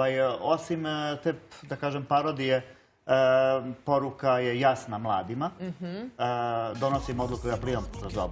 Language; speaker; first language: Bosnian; early bilingual, heritage; Bosnian